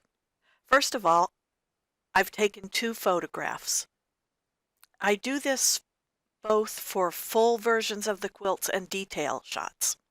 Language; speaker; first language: English; native; English